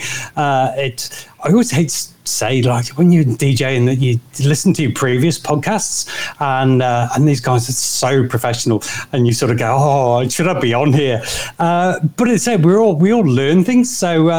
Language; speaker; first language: English; native; English